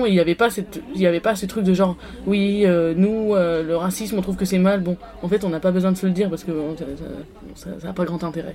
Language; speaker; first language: French; native; French